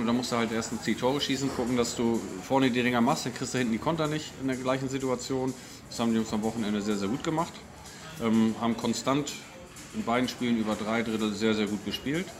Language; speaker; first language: German; native; German